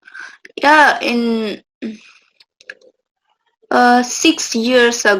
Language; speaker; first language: English; non-native, local second language; Urdu